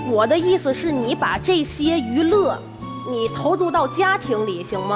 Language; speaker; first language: Chinese; native; Chinese